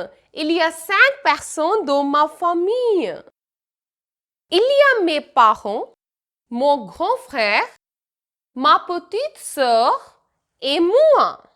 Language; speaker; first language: French; non-native, fluent; Hindi